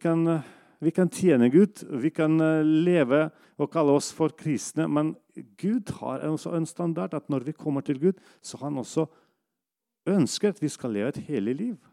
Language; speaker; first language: Norwegian; non-native, fluent; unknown